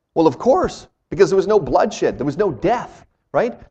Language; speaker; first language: English; native; English